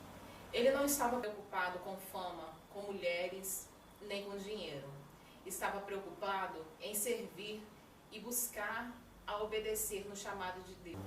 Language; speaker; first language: Portuguese; native; Portuguese